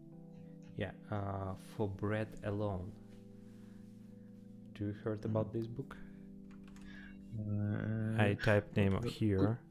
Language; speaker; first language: English; non-native, learner; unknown